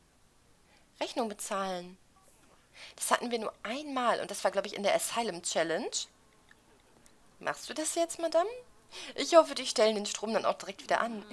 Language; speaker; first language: German; native; German